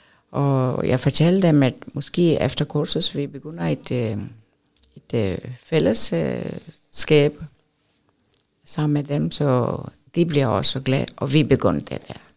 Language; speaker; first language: Danish; non-native, fluent; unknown